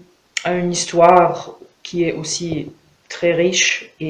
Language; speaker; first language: French; non-native, fluent; Croatian